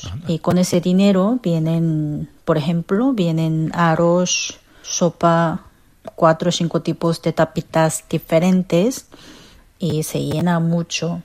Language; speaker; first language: Spanish; non-native, fluent; Korean